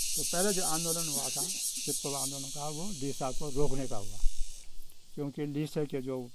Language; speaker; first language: Hindi; native; Hindi